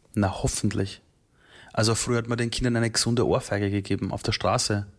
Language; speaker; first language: German; native; German